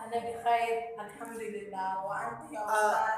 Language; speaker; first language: Arabic; non-native, learner; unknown